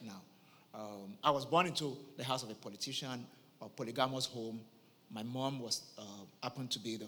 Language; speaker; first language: English; non-native, local second language; Yoruba